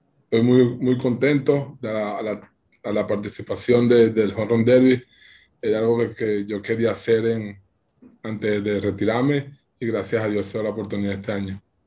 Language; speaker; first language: Spanish; native; Spanish